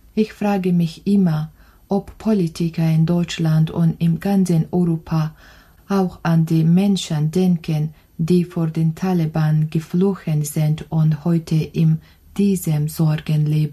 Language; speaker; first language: German; non-native, learner; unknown